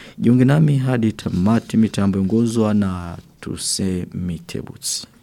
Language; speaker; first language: Swahili; non-native, local second language; Rundi